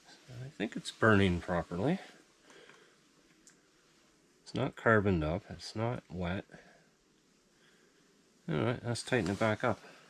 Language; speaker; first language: English; native; English